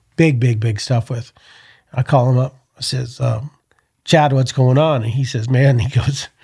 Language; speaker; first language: English; native; English